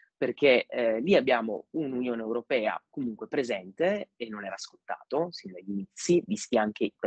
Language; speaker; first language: Italian; native; Italian